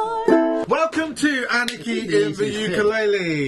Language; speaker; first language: English; native; English